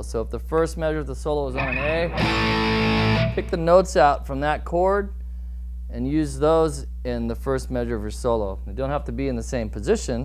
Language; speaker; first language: English; native; English